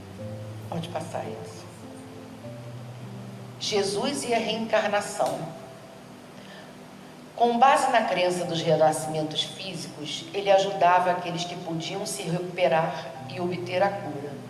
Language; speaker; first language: Portuguese; native; Portuguese